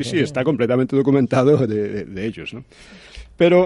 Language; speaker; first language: Spanish; native; Spanish